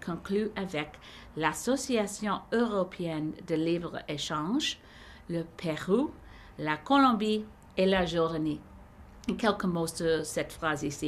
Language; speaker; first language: French; non-native, learner; English